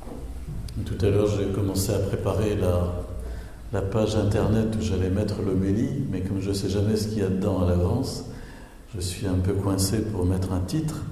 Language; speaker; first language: French; native; French